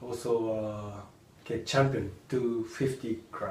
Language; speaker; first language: English; non-native, learner; Japanese